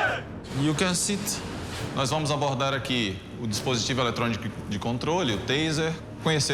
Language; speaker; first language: Portuguese; native; Portuguese